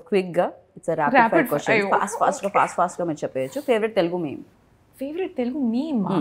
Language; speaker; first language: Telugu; native; Telugu